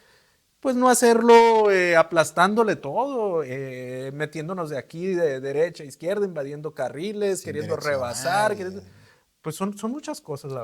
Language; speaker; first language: Spanish; native; Spanish